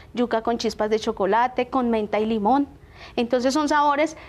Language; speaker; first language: Spanish; native; Spanish